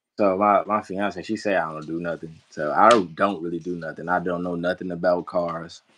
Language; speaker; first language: English; native; English